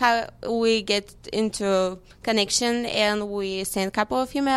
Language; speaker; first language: English; non-native, fluent; Bulgarian